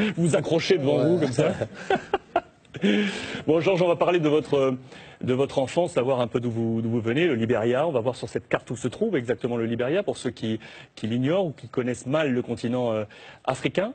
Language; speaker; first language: French; native; French